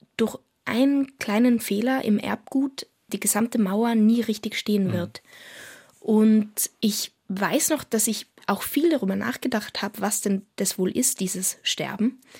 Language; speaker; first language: German; native; German